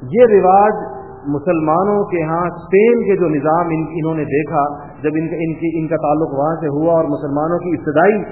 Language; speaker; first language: Urdu; non-native, local second language; Pashto